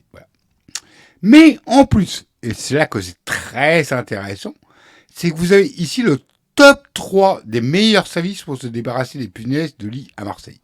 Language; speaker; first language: French; native; French